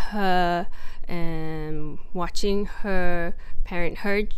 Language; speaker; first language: English; non-native, local second language; Malay